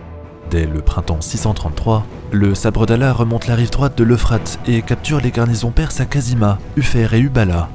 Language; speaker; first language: French; native; French